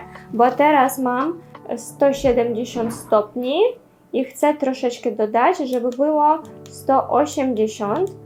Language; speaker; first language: Polish; non-native, learner; Russian